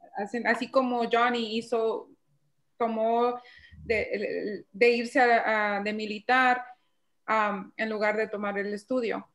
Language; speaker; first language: Spanish; early bilingual, other home language; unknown